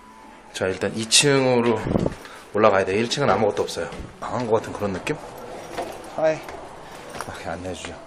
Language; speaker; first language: Korean; native; Korean